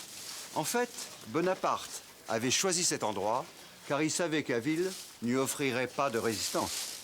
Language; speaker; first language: French; native; French